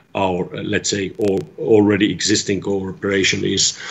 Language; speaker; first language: English; non-native, fluent; Finnish